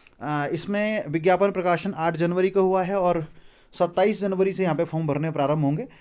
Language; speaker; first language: Hindi; native; Hindi